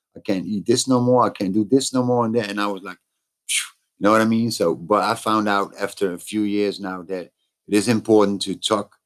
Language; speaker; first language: English; non-native, fluent; Dutch